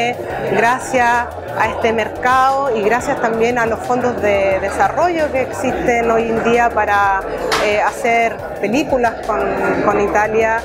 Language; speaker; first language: Spanish; early bilingual, heritage; Spanish